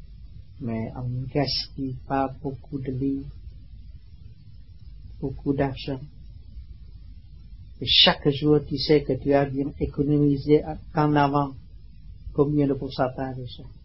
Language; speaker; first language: French; non-native, learner; Vietnamese